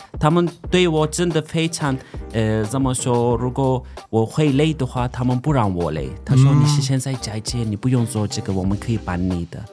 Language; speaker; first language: Chinese; non-native, fluent; Turkish